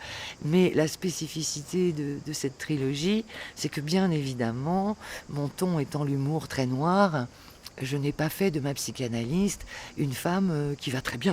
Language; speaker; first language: French; native; French